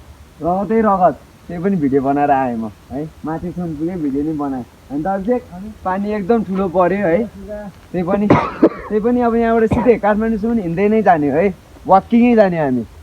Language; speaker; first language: Nepali; native; Nepali